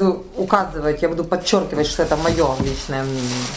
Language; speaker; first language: Russian; native; Russian